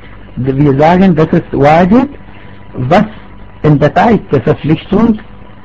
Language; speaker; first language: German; non-native, fluent; Arabic